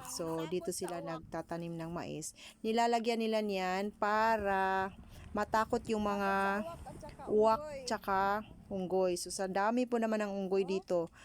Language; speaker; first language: Filipino; non-native, local second language; Cebuano